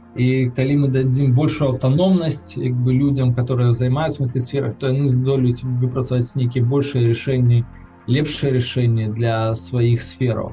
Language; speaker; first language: Russian; non-native, local second language; Belarusian